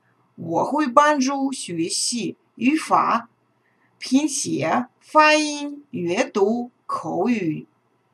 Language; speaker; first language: Chinese; non-native, fluent; Russian